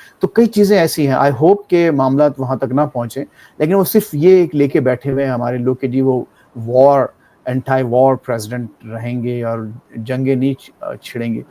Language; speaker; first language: Urdu; native; Urdu